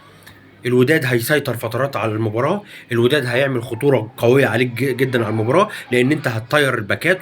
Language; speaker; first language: Arabic; native; Arabic